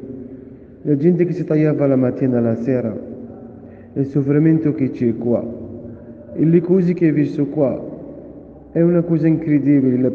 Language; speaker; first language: Italian; non-native, fluent; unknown